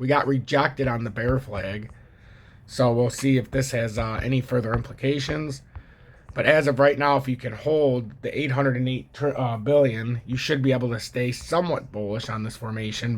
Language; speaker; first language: English; native; English